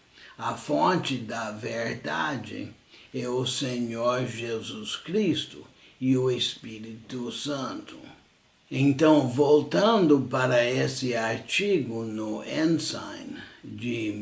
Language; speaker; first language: Portuguese; non-native, fluent; English